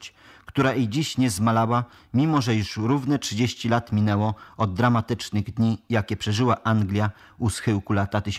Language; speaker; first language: Polish; native; Polish